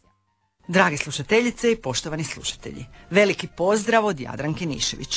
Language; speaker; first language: Serbian; native; Serbian